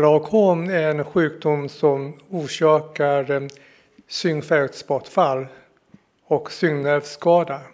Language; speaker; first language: Swedish; non-native, fluent; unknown